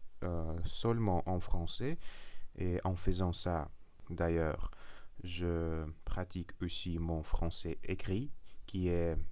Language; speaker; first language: French; non-native, learner; Russian